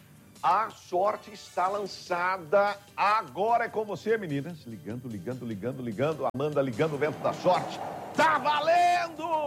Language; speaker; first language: Portuguese; native; Portuguese